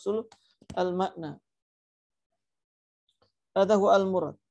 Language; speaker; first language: Arabic; non-native, fluent; Indonesian